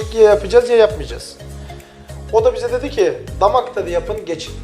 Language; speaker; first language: Turkish; native; Turkish